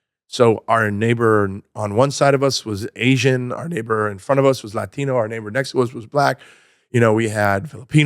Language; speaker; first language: English; native; English